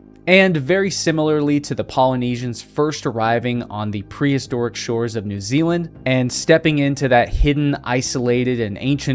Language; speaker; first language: English; native; English